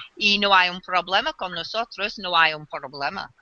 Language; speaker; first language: Spanish; non-native, learner; English